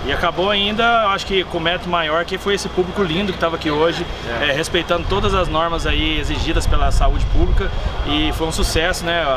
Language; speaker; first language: Portuguese; native; Portuguese